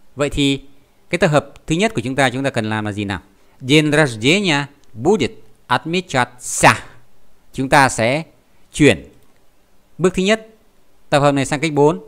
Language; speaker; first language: Vietnamese; native; Vietnamese